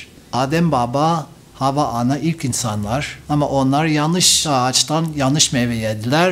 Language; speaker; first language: Turkish; non-native, fluent; English